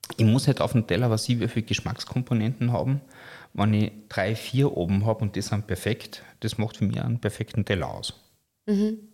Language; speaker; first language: German; native; German